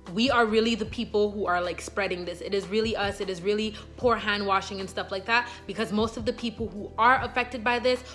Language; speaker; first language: English; native; English